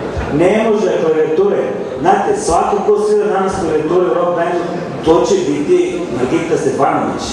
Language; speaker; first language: Serbian; native; Serbian